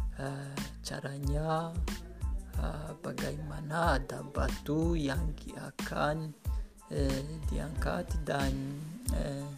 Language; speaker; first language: Indonesian; non-native, learner; Kinyarwanda